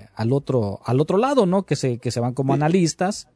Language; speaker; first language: Spanish; native; Spanish